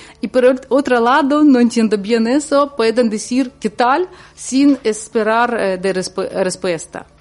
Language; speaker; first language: Spanish; non-native, learner; Ukrainian